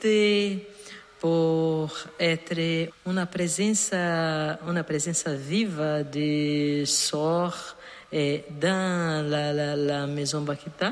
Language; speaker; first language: French; non-native, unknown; Portuguese